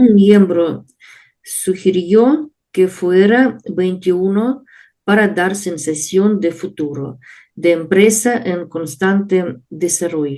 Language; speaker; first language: Spanish; non-native, learner; Russian